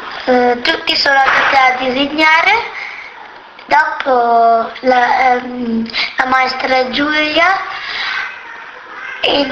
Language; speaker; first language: Italian; non-native, local second language; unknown